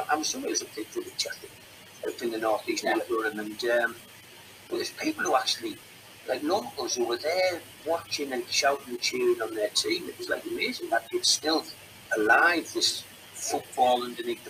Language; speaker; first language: English; native; English